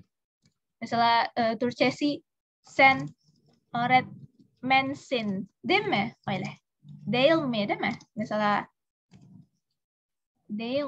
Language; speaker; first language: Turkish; non-native, learner; Indonesian